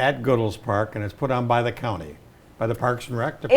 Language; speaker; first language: English; native; English